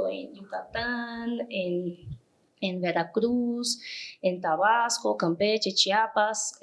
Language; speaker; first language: Spanish; non-native, fluent; Portuguese